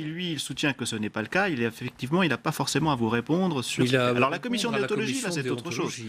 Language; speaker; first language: French; native; French